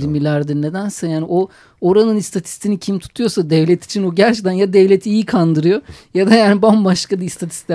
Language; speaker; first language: Turkish; native; Turkish